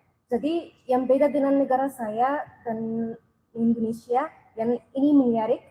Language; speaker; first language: Indonesian; non-native, learner; Arabic